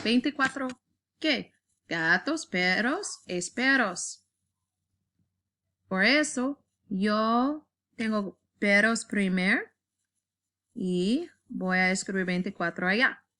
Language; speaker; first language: Spanish; non-native, learner; English